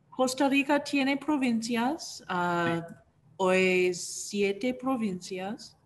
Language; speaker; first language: Spanish; non-native, learner; English